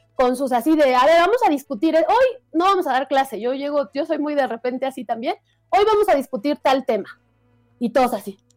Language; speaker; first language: Spanish; native; Spanish